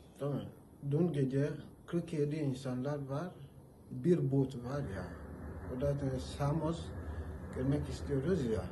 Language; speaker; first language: Turkish; non-native, learner; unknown